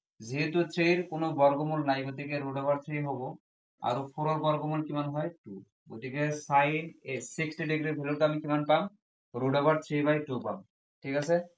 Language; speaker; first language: Assamese; non-native, local second language; Bangla